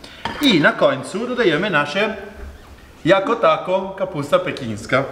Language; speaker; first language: Polish; non-native, learner; Italian